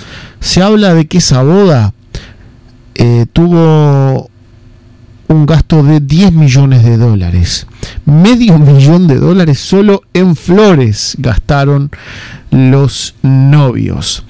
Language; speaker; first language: Spanish; native; Spanish